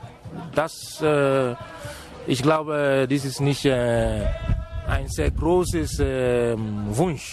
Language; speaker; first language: German; non-native, fluent; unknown